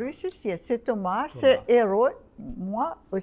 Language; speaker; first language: French; non-native, learner; Russian